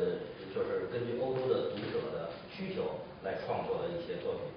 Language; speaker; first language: Chinese; native; Chinese